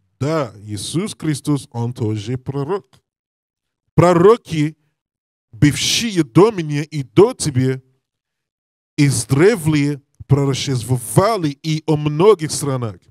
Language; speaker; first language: Russian; non-native, learner; English